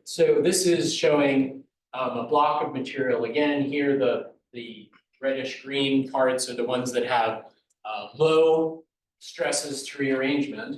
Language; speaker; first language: English; native; English